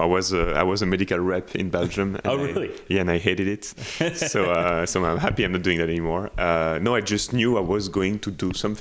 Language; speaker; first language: English; non-native, fluent; French